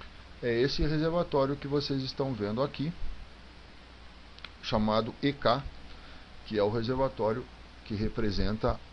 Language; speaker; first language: Portuguese; native; Portuguese